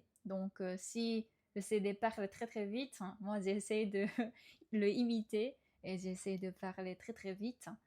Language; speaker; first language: French; non-native, fluent; Japanese